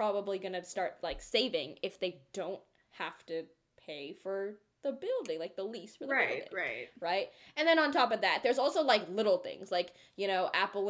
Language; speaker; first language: English; early bilingual, other home language; Telugu